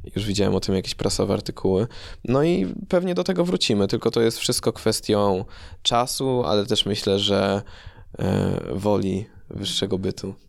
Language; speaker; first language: Polish; early bilingual, heritage; Polish